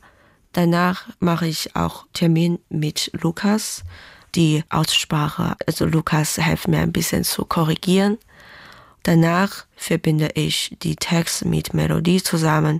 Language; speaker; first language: German; early bilingual, other home language; Chinese